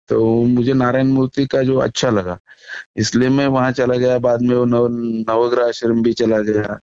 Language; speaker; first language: Hindi; non-native, local second language; Marathi